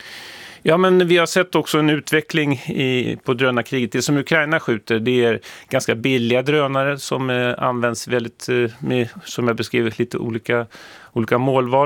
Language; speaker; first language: Swedish; native; Swedish